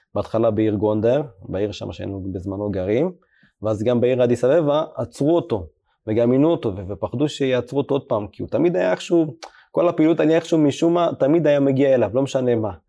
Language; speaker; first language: Hebrew; early bilingual, other home language; Amharic